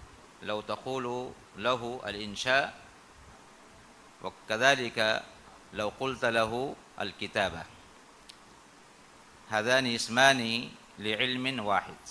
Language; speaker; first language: Arabic; non-native, fluent; Urdu